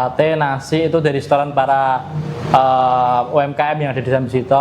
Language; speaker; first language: Indonesian; native; Indonesian